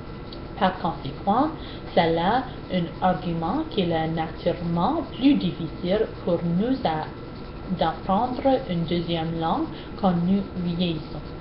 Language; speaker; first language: French; non-native, learner; English